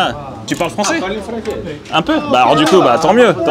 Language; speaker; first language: French; native; French